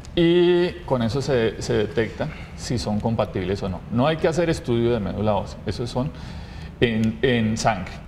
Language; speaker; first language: Spanish; native; Spanish